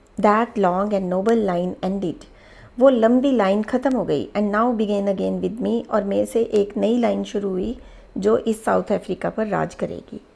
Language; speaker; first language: Hindi; native; Hindi